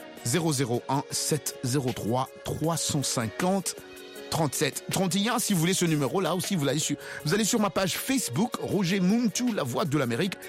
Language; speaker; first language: French; non-native, local second language; Lingala